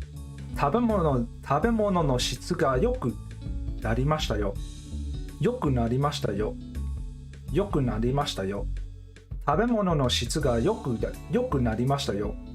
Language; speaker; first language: Japanese; non-native, learner; English